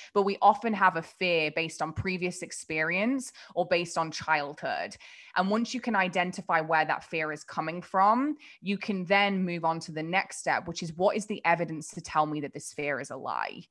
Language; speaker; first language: English; native; English